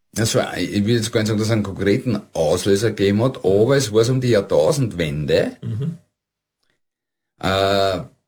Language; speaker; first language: German; native; German